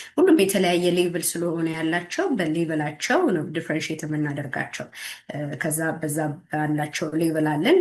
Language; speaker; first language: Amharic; native; Amharic